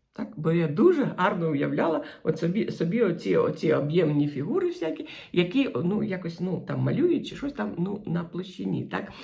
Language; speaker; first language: Ukrainian; non-native, local second language; Russian